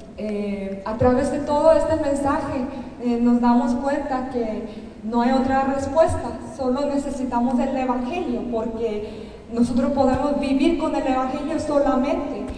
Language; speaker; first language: Spanish; non-native, learner; Korean